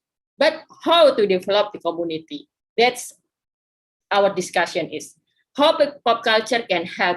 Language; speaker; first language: English; non-native, fluent; Indonesian